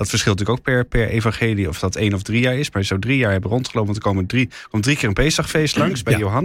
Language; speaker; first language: Dutch; native; Dutch